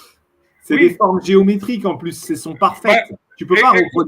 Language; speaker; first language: French; native; French